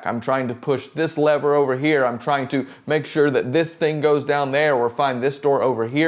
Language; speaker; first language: English; native; English